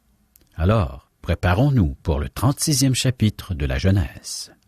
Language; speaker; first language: French; native; French